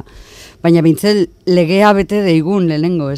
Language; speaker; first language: Basque; native; Basque